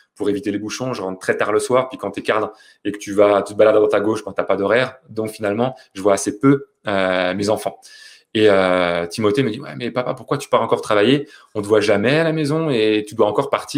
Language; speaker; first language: French; native; French